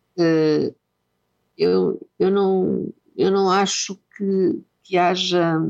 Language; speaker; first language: Portuguese; native; Portuguese